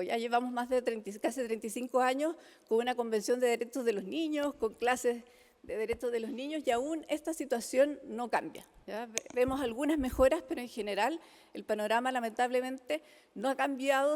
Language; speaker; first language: Spanish; native; Spanish